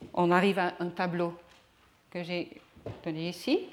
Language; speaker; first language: French; non-native, fluent; Dutch